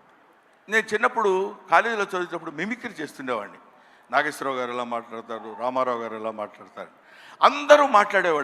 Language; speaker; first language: Telugu; native; Telugu